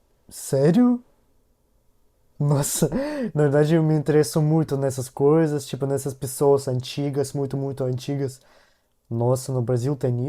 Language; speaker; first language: Portuguese; non-native, learner; Russian